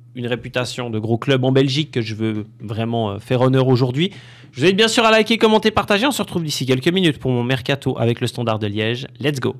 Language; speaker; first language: French; native; French